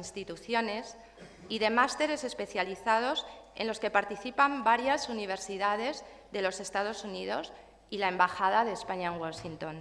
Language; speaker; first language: Spanish; native; Spanish